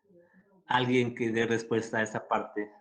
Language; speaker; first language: Spanish; native; Spanish